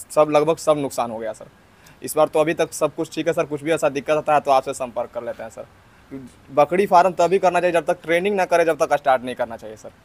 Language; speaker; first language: Hindi; native; Hindi